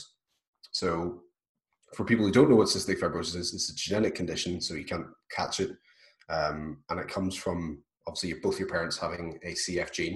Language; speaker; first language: English; native; English